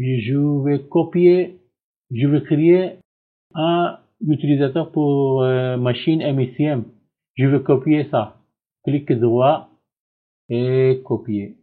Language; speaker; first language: French; non-native, learner; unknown